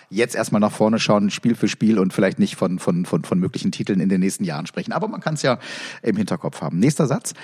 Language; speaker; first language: German; native; German